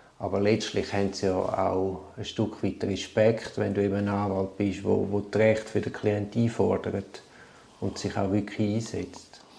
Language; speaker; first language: German; native; German